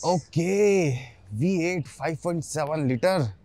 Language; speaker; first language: Hindi; native; Hindi